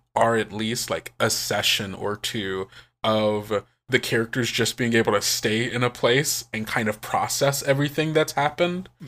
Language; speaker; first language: English; native; English